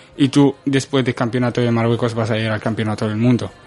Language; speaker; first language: Spanish; non-native, fluent; Arabic